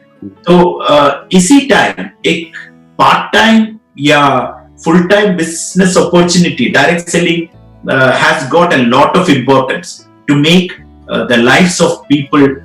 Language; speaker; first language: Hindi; non-native, local second language; Malayalam